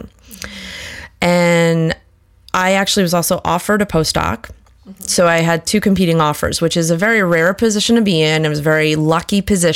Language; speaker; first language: English; native; English